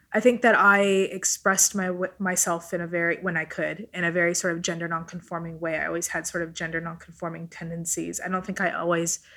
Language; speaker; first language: English; non-native, fluent; Italian